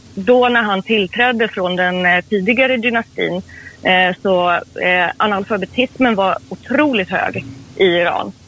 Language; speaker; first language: Swedish; early bilingual, other home language; Persian